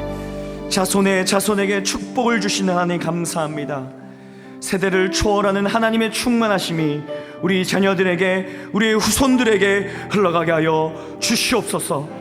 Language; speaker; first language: Korean; native; Korean